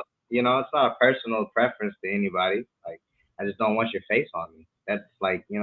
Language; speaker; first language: English; native; English